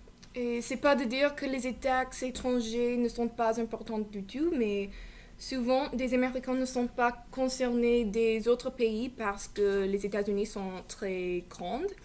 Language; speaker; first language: French; non-native, learner; English